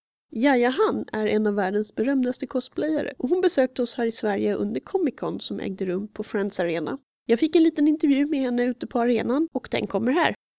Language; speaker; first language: Swedish; native; Swedish